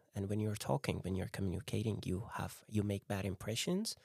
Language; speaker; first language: English; non-native, fluent; Persian